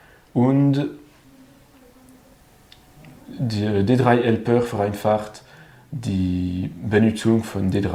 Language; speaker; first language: German; non-native, learner; French